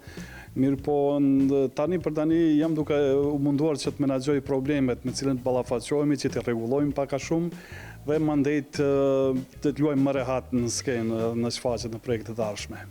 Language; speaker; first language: Albanian; native; Albanian